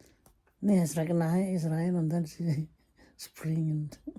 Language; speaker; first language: German; non-native, learner; Indonesian